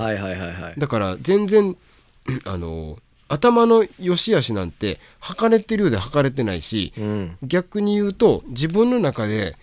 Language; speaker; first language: Japanese; native; Japanese